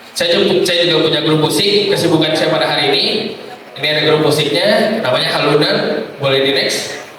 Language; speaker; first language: Indonesian; native; Indonesian